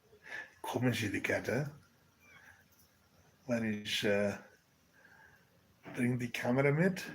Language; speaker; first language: German; non-native, learner; Spanish